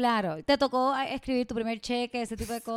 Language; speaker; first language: Spanish; native; Spanish